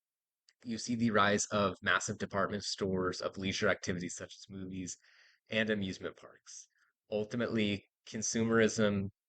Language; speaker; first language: English; native; English